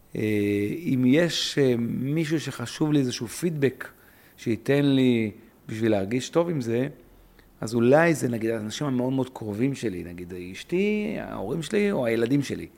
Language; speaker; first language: Hebrew; native; Hebrew